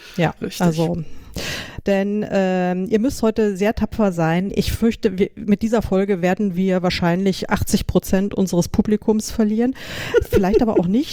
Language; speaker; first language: German; native; German